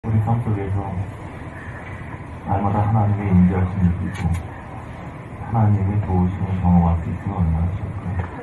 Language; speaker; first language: Korean; native; Korean